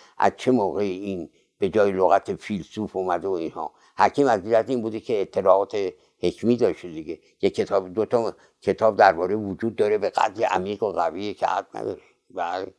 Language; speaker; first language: Persian; native; Persian